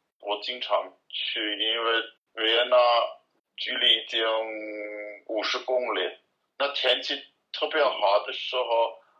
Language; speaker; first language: Chinese; non-native, learner; German